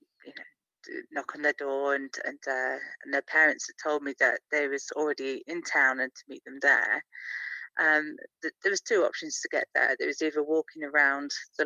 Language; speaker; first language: English; native; English